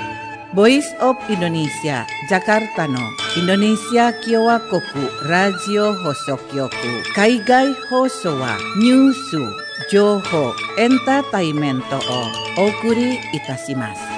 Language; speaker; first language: Japanese; non-native, fluent; Indonesian